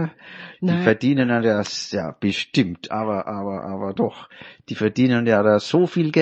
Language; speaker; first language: German; native; German